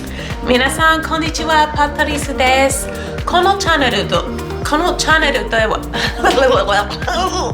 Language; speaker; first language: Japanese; non-native, learner; English